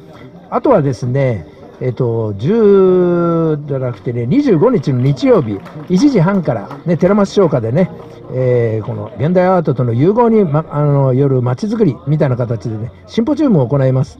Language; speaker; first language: Japanese; native; Japanese